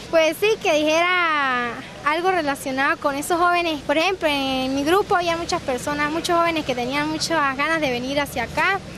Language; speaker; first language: Spanish; native; Spanish